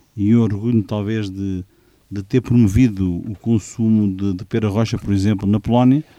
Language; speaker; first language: Portuguese; native; Portuguese